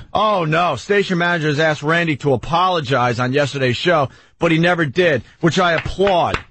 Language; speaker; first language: English; native; English